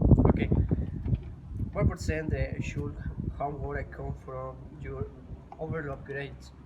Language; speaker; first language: English; non-native, learner; Spanish